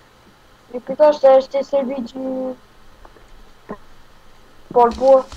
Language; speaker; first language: French; native; French